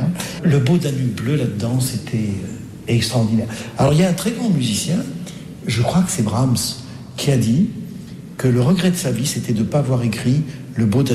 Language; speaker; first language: French; native; French